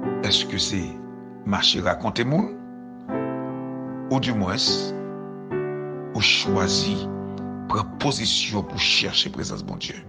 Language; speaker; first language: French; non-native, local second language; Haitian Creole